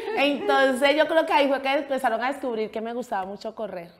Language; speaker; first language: Spanish; native; Spanish